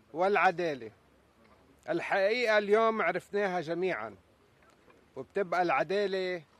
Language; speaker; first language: Arabic; native; Arabic